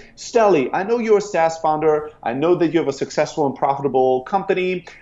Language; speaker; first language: English; non-native, fluent; German